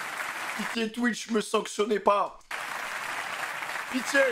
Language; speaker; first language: French; native; French